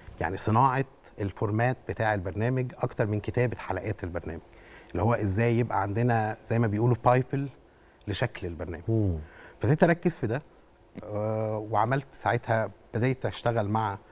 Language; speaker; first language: Arabic; native; Arabic